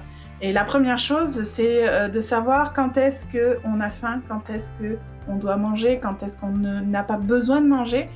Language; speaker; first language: French; native; French